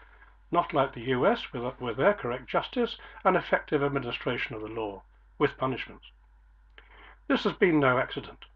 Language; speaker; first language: English; native; English